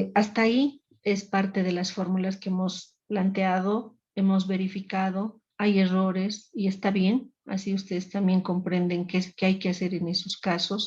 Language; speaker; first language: Spanish; native; Spanish